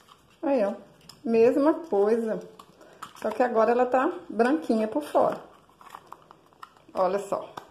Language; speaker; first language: Portuguese; native; Portuguese